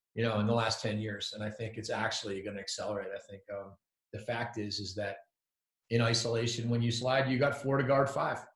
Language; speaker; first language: English; native; English